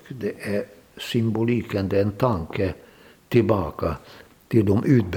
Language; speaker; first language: Swedish; non-native, fluent; Hungarian